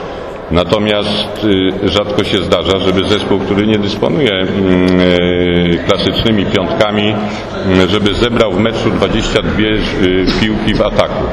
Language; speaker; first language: Polish; native; Polish